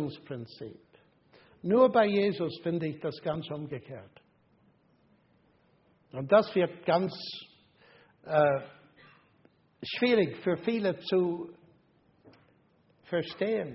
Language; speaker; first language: German; non-native, fluent; English